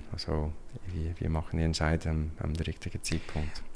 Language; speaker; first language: German; non-native, learner; English